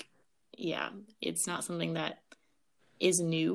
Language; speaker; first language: English; early bilingual, other home language; Amharic